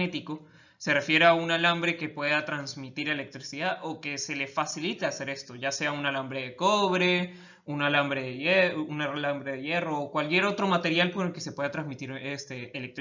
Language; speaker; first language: Spanish; native; Spanish